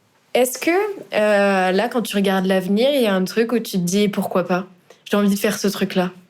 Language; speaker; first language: French; native; French